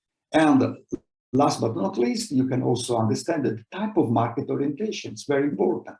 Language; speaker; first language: English; non-native, fluent; Italian